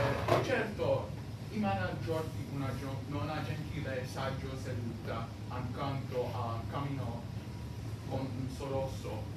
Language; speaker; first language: Italian; non-native, learner; English